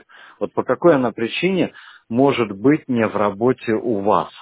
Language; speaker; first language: Russian; native; Russian